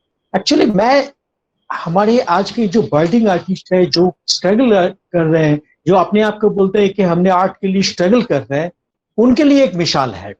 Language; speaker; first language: Hindi; native; Hindi